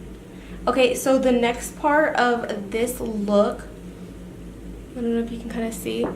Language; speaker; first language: English; native; English